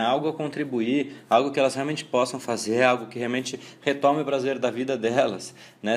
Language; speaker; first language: Portuguese; native; Portuguese